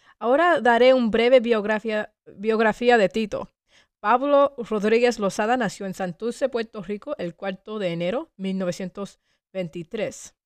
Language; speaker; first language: Spanish; early bilingual, heritage; Spanish